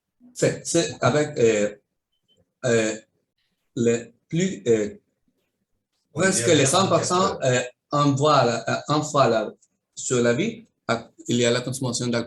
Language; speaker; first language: French; non-native, learner; Spanish